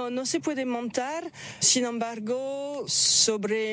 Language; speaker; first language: Spanish; non-native, fluent; French